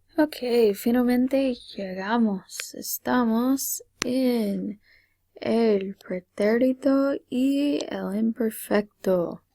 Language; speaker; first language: Spanish; non-native, fluent; English